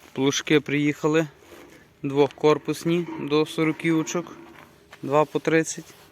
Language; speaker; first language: Ukrainian; native; Ukrainian